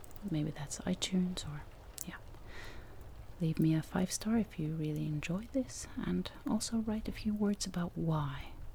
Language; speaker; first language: English; non-native, fluent; Norwegian